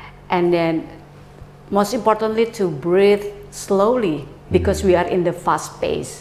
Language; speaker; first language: English; non-native, fluent; Indonesian